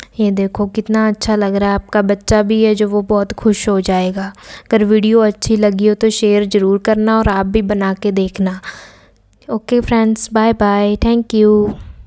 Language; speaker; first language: Hindi; non-native, local second language; Punjabi